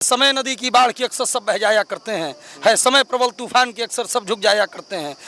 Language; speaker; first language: Hindi; native; Hindi